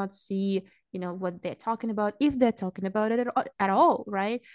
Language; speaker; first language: English; non-native, fluent; Russian